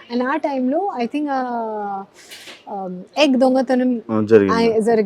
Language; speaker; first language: Telugu; non-native, local second language; Hindi